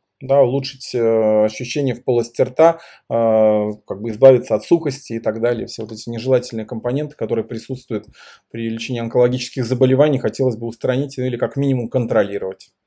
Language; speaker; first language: Russian; native; Russian